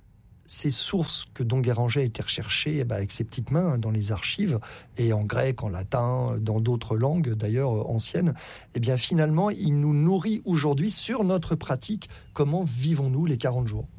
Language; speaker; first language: French; native; French